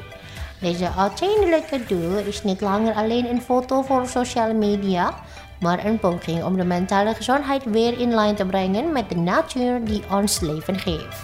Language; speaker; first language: Dutch; non-native, fluent; Indonesian